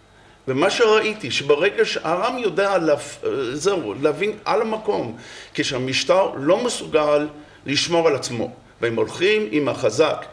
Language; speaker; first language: Hebrew; non-native, fluent; English